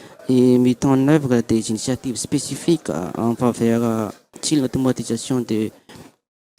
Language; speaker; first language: French; non-native, local second language; Malagasy